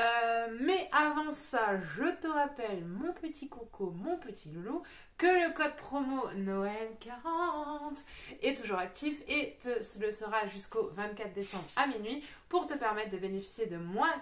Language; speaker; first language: French; native; French